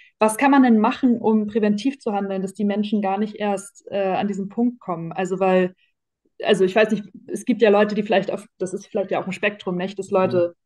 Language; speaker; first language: German; native; German